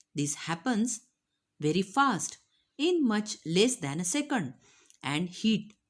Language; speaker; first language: English; non-native, local second language; Marathi